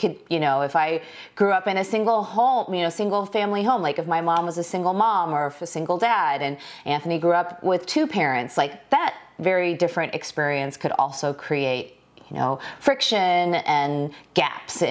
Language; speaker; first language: English; early bilingual, other home language; Korean